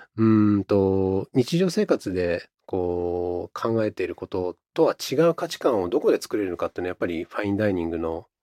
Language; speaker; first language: Japanese; native; Japanese